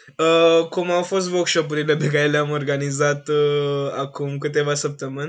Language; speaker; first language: Romanian; non-native, fluent; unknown